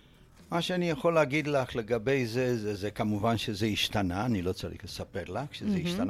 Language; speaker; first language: Hebrew; non-native, fluent; Romanian